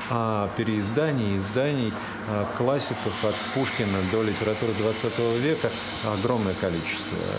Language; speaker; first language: Russian; native; Russian